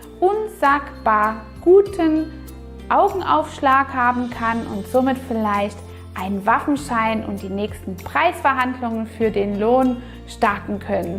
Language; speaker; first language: German; native; German